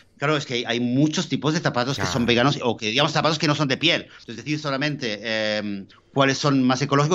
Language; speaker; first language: Spanish; native; Spanish